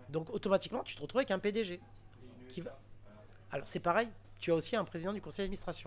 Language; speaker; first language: French; native; French